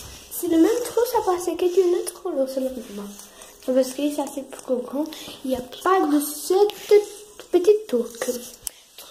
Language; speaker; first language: French; non-native, learner; Portuguese